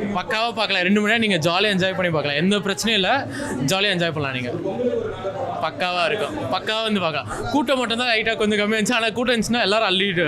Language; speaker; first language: Tamil; native; Tamil